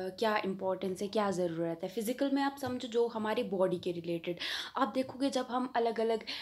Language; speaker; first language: Hindi; non-native, local second language; Kashmiri